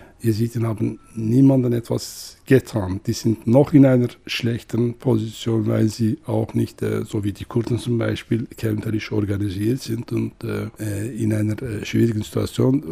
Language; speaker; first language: German; non-native, fluent; Kurdish